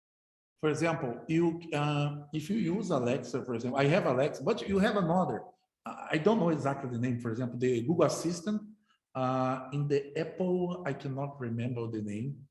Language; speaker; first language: English; non-native, fluent; Portuguese